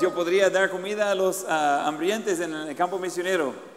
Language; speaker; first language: Spanish; native; Spanish